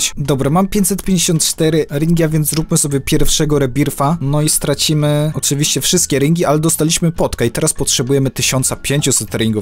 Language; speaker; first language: Polish; native; Polish